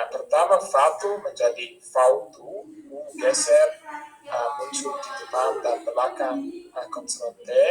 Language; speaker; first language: Indonesian; non-native, fluent; English